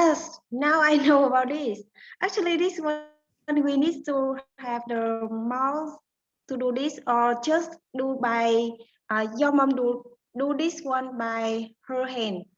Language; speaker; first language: English; non-native, learner; Vietnamese